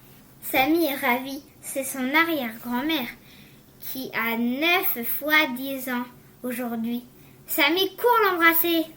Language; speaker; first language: French; native; French